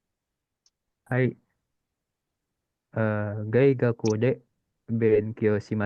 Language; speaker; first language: Japanese; non-native, learner; Indonesian